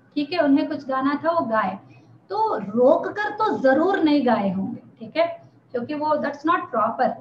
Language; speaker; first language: Hindi; non-native, local second language; Telugu